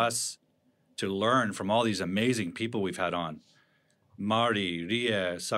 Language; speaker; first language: English; native; English